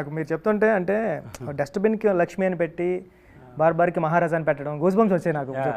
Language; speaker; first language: Telugu; native; Telugu